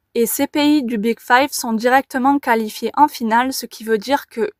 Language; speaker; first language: French; native; French